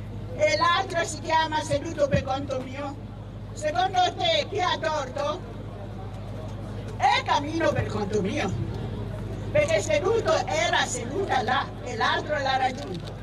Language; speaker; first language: Italian; non-native, fluent; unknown